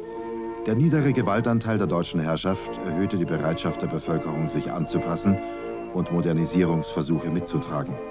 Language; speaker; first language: German; native; German